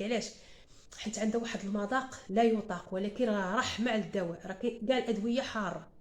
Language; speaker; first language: Arabic; native; Arabic